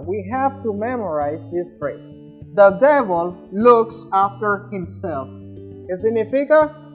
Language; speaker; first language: English; non-native, fluent; Spanish